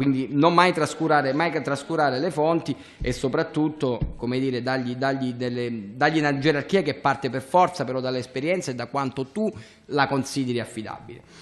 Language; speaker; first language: Italian; native; Italian